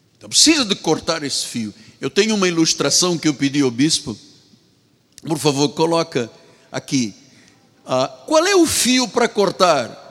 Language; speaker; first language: Portuguese; native; Portuguese